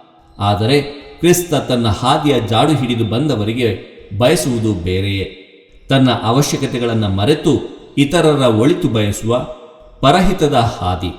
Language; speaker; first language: Kannada; native; Kannada